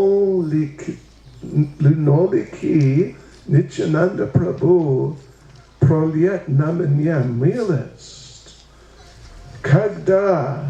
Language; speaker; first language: Russian; non-native, learner; English